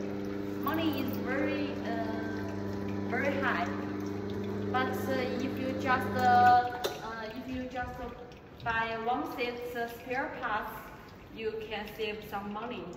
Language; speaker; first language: English; non-native, learner; Chinese